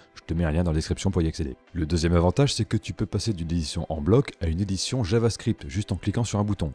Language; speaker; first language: French; native; French